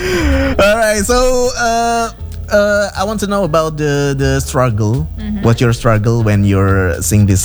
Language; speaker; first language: English; non-native, fluent; Indonesian